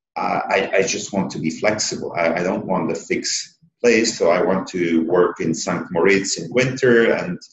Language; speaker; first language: English; non-native, fluent; Italian